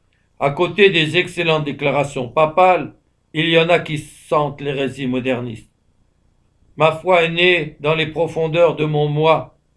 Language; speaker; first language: French; native; French